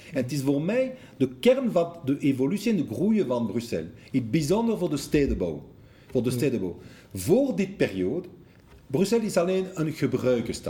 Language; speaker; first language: Dutch; non-native, local second language; French